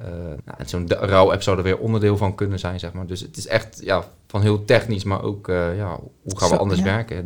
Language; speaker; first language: Dutch; native; Dutch